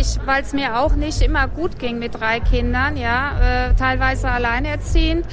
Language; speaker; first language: German; native; German